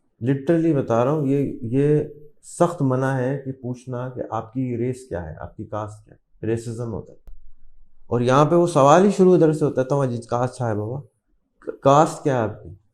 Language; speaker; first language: Urdu; native; Urdu